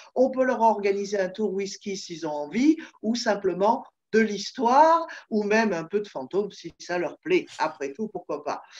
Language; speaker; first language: French; native; French